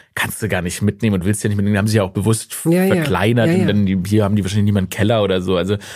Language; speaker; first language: German; native; German